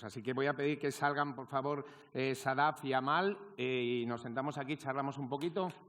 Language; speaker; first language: Spanish; native; Spanish